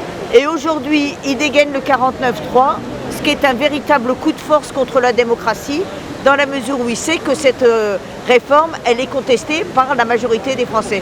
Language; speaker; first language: French; native; French